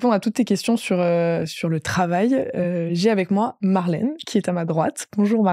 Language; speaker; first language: French; native; French